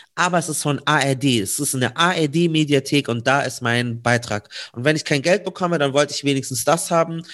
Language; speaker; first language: German; native; German